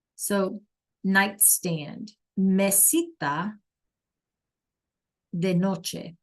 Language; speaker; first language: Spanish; non-native, fluent; English